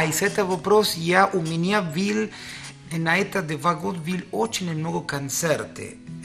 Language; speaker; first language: Russian; non-native, learner; Spanish